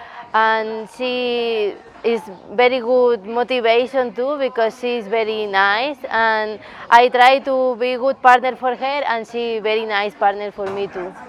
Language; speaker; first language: English; non-native, learner; Spanish